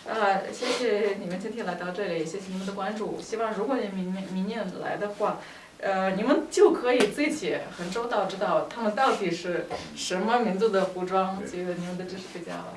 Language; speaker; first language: Chinese; non-native, fluent; Russian